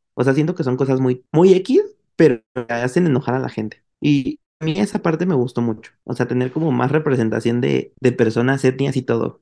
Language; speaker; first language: Spanish; native; Spanish